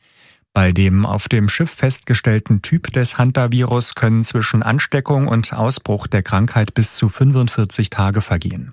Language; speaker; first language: German; native; German